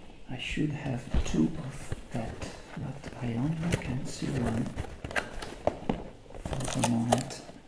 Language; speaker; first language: English; non-native, fluent; Italian